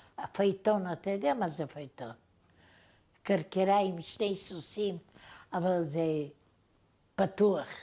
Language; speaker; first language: Hebrew; non-native, fluent; Bulgarian